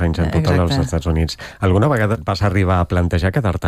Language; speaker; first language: Catalan; native; Catalan